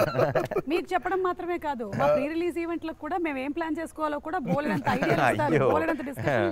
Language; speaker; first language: Telugu; native; Telugu